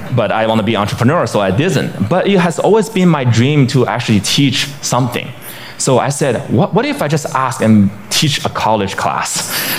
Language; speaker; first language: English; non-native, fluent; Chinese